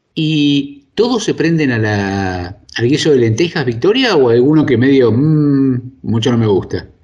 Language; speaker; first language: Spanish; native; Spanish